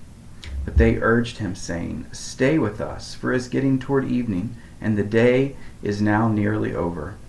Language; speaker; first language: English; native; English